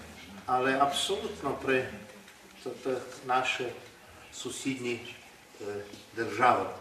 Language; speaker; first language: Ukrainian; early bilingual, heritage; Ukrainian